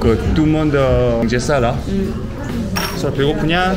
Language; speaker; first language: French; non-native, learner; Korean